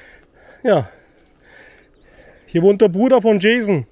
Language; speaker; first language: German; native; German